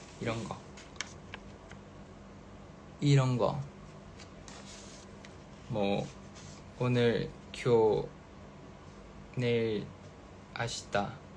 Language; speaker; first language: Korean; non-native, fluent; Thai